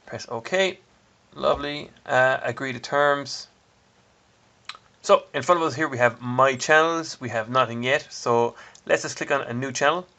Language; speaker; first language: English; native; English